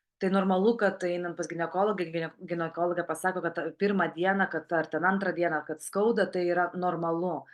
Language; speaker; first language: Lithuanian; native; Lithuanian